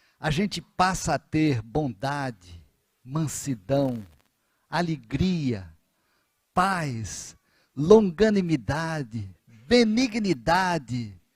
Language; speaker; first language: Portuguese; native; Portuguese